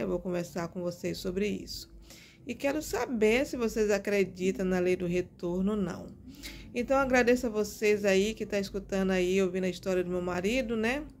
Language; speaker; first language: Portuguese; native; Portuguese